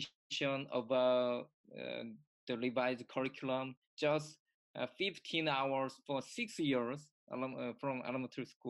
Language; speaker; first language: English; non-native, learner; Korean